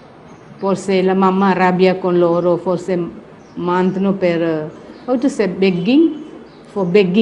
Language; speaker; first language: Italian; non-native, learner; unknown